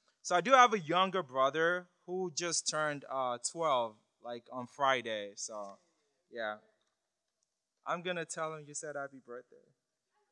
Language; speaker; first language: English; non-native, local second language; Yoruba